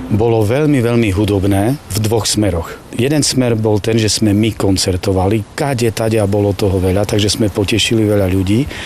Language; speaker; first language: Slovak; native; Slovak